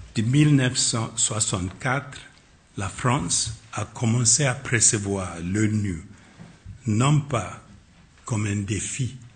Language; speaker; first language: French; non-native, fluent; Akan